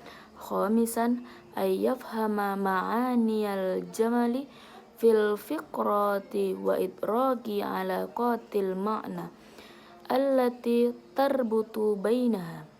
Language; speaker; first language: Arabic; non-native, learner; Indonesian